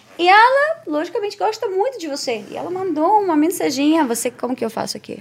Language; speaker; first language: Portuguese; non-native, fluent; Spanish